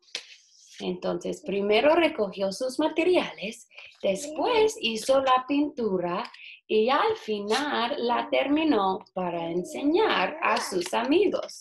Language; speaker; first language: Spanish; non-native, fluent; English